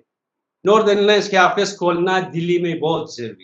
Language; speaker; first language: Hindi; non-native, fluent; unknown